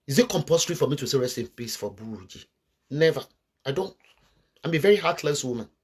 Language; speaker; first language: English; non-native, local second language; Yoruba